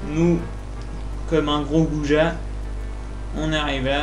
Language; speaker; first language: French; native; French